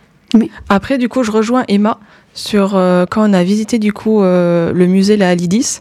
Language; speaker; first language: French; native; French